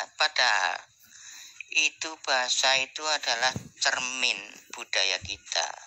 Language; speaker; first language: Indonesian; non-native, local second language; Javanese